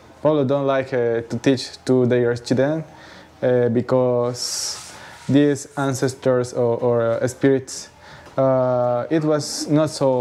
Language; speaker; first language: English; non-native, learner; Spanish